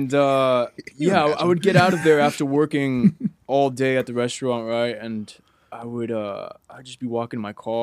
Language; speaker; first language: English; native; English